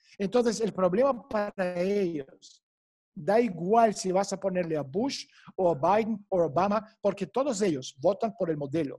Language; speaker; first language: Spanish; non-native, fluent; Russian